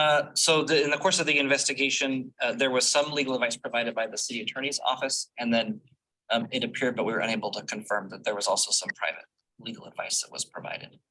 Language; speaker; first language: English; native; English